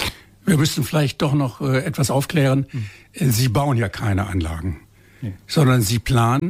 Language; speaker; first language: German; native; German